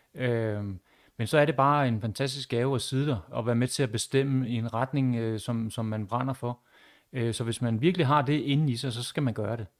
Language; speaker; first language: Danish; native; Danish